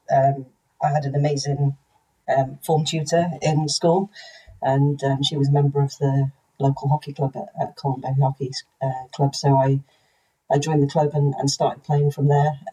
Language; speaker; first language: English; native; English